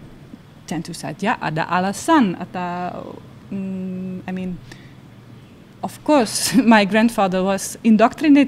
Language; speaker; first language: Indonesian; non-native, learner; Dutch